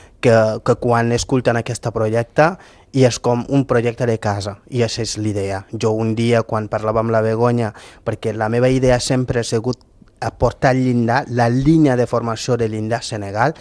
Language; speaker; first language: Catalan; non-native, fluent; Fula